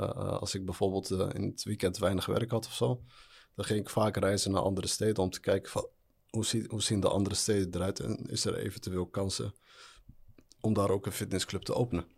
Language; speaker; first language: Dutch; early bilingual, other home language; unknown